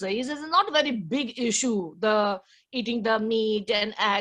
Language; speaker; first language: English; non-native, learner; Hindi